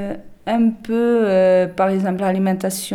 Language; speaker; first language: French; non-native, learner; Portuguese